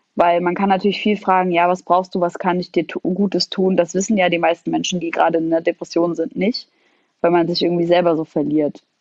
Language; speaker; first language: German; non-native, fluent; Arabic